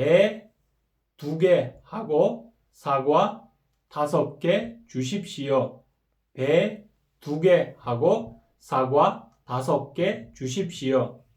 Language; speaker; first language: Korean; non-native, fluent; Kyrgyz